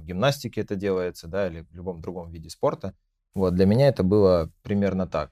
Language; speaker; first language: Russian; native; Russian